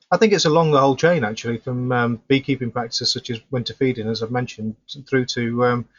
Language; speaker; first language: English; native; English